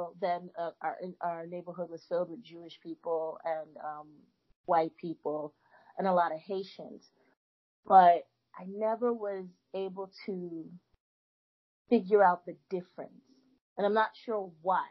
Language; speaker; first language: English; native; English